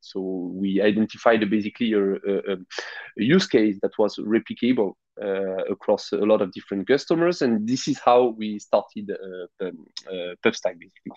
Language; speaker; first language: English; non-native, fluent; French